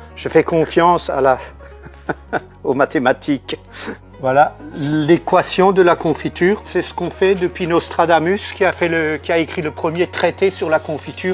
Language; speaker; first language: French; native; French